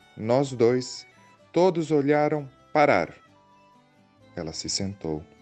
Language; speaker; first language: Portuguese; non-native, fluent; Croatian